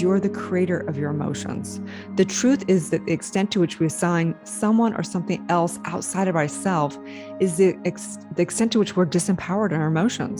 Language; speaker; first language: English; native; English